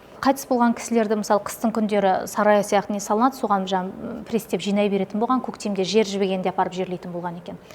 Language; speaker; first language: Kazakh; native; Kazakh